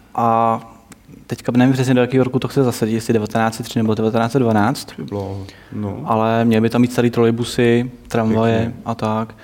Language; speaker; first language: Czech; native; Czech